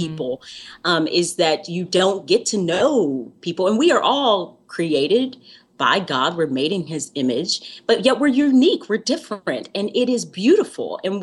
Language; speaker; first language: English; native; English